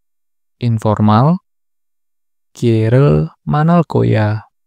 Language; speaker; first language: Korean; non-native, fluent; Indonesian